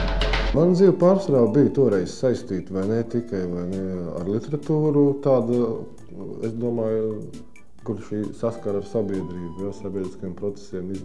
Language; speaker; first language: Latvian; native; Latvian